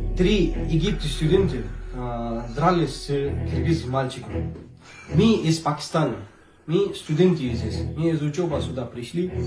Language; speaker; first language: Russian; non-native, learner; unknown